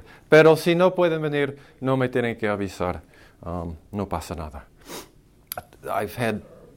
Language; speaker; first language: Spanish; non-native, fluent; English